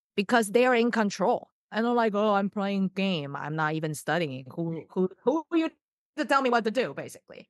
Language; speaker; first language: English; non-native, fluent; Chinese